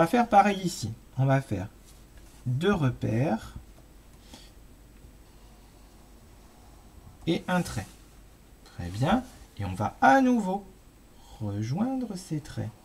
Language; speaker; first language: French; native; French